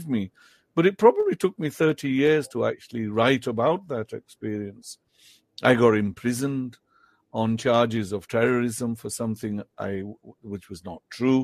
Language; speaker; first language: English; non-native, local second language; Pahari-Potwari